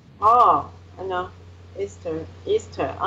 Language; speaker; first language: English; non-native, learner; Chinese